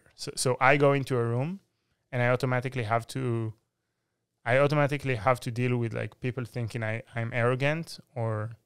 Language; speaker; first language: English; non-native, fluent; Hebrew